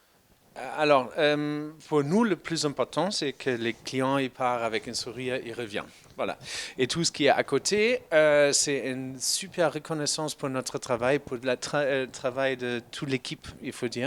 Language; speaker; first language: French; non-native, fluent; German